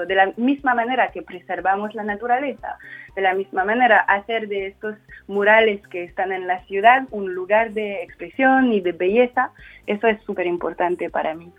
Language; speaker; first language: Spanish; non-native, fluent; French